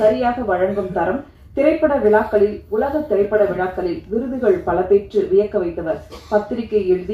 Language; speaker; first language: Tamil; native; Tamil